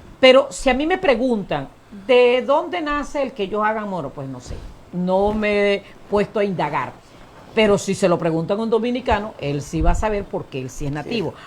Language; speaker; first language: Spanish; native; Spanish